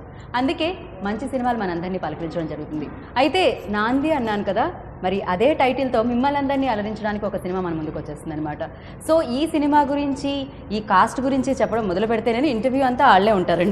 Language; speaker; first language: Telugu; native; Telugu